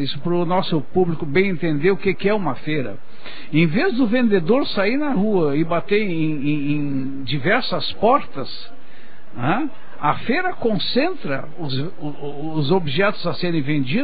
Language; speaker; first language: Portuguese; native; Portuguese